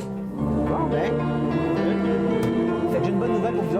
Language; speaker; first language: French; native; French